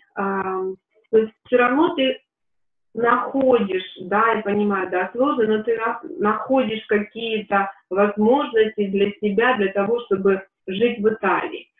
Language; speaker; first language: Russian; native; Russian